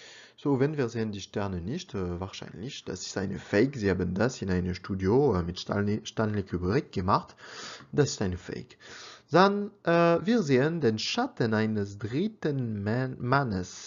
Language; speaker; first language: German; non-native, learner; French